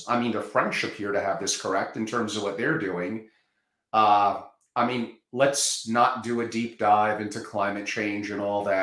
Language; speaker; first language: English; native; English